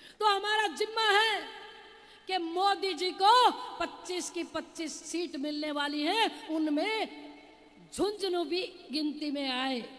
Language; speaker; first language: Hindi; native; Hindi